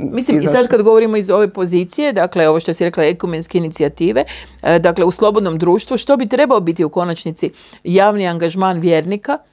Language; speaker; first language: Croatian; native; Croatian